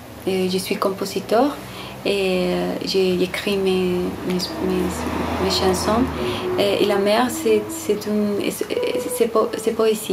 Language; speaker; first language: French; non-native, fluent; Spanish